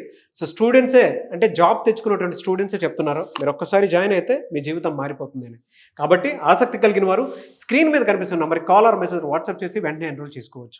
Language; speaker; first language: Telugu; native; Telugu